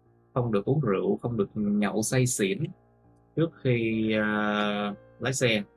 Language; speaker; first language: Vietnamese; native; Vietnamese